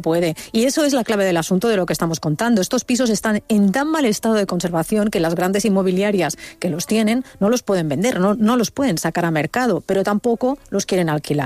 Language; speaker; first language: Spanish; native; Spanish